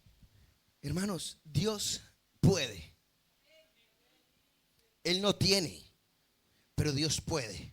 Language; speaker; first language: Spanish; native; Spanish